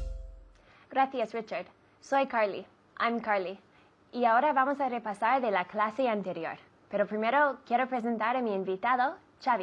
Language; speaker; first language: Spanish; non-native, fluent; English